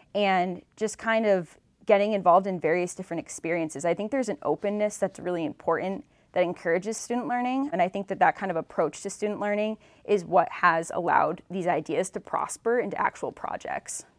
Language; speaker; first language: English; native; English